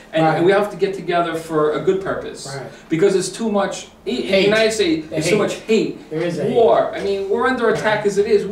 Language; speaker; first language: English; native; English